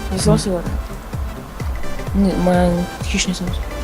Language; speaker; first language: Bulgarian; native; Bulgarian